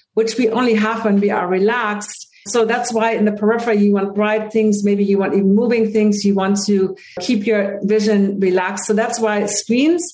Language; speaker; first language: English; non-native, fluent; German